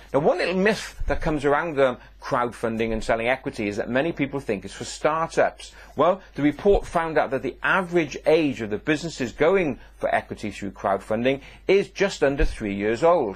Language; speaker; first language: English; native; English